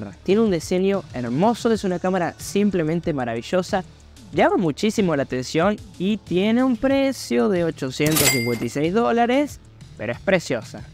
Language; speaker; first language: Spanish; native; Spanish